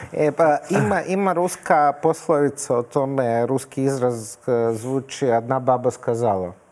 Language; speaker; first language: Serbian; non-native, fluent; Russian